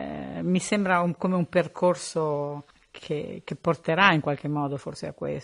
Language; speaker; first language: Italian; native; Italian